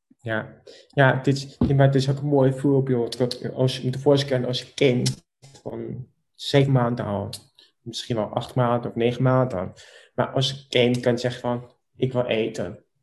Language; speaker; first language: Dutch; non-native, local second language; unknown